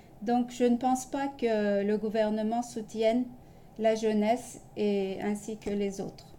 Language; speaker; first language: French; early bilingual, other home language; Turkish